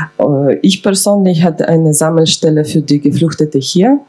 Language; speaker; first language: German; non-native, fluent; Ukrainian